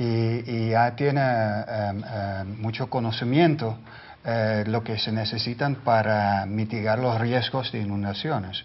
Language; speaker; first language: Spanish; non-native, fluent; Dutch